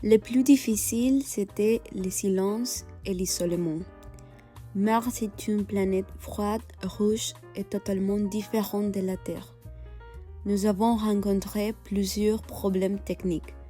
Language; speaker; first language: French; non-native, learner; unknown